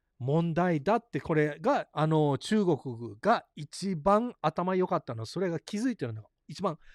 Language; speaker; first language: Japanese; early bilingual, heritage; Japanese